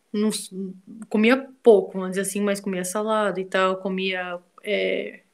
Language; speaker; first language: Portuguese; native; Portuguese